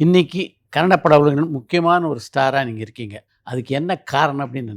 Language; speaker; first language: Tamil; native; Tamil